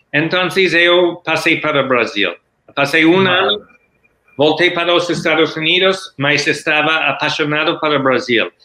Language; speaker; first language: Spanish; non-native, learner; English